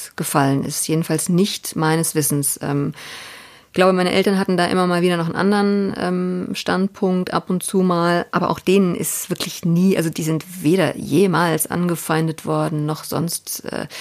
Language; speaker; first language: German; native; German